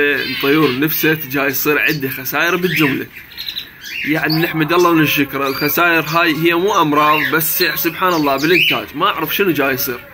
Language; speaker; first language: Arabic; native; Arabic